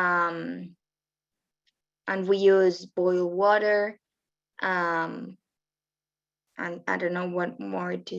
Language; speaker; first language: English; non-native, learner; Spanish